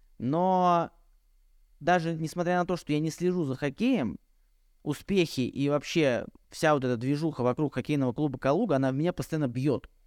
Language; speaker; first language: Russian; native; Russian